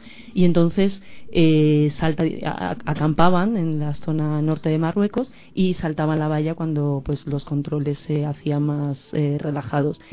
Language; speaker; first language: Spanish; native; Spanish